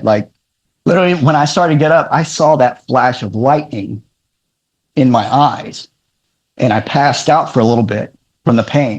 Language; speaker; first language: English; native; English